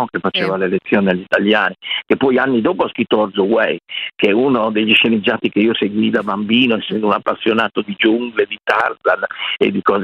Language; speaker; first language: Italian; native; Italian